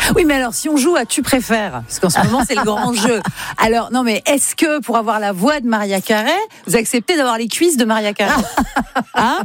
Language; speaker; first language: French; native; French